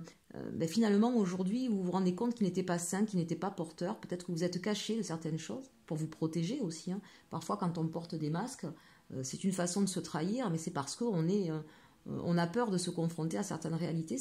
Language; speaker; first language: French; native; French